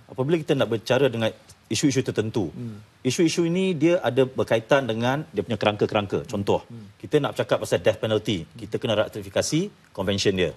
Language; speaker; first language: Malay; native; Malay